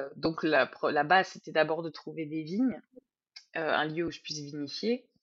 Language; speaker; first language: French; native; French